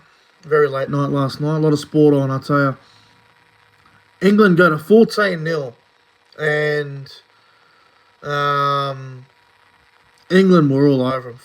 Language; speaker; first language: English; native; English